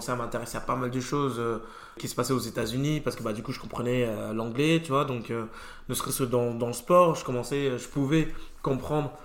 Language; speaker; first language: French; native; French